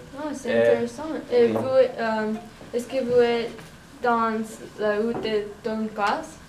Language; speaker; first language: French; non-native, learner; English